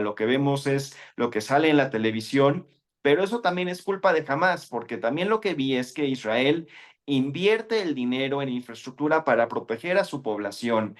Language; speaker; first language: Spanish; native; Spanish